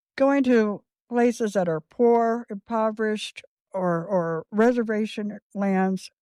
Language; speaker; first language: English; native; English